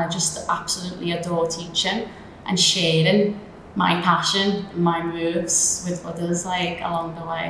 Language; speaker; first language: English; native; English